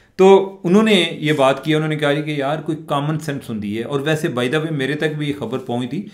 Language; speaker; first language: Urdu; non-native, local second language; Punjabi